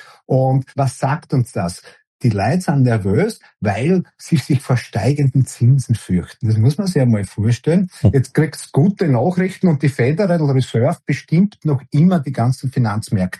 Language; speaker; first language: German; native; German